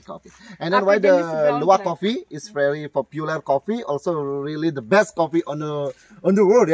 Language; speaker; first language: English; non-native, learner; Indonesian